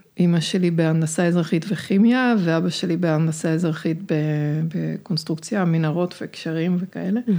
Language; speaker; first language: Hebrew; non-native, fluent; Dutch